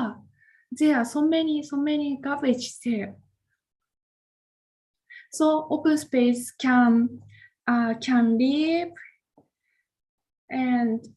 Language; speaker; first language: English; non-native, learner; Japanese